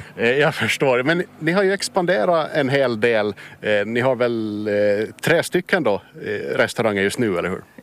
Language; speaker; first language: Swedish; native; Swedish